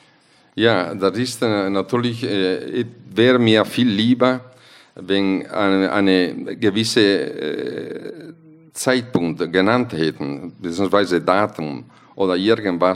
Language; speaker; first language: German; non-native, fluent; Italian